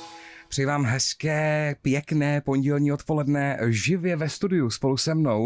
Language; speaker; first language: Czech; native; Czech